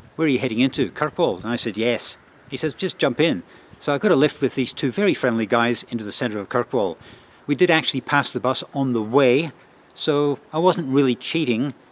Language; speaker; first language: English; native; English